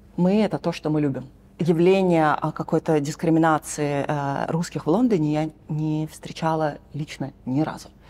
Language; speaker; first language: Russian; native; Russian